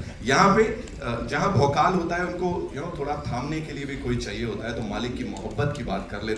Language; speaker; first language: Hindi; native; Hindi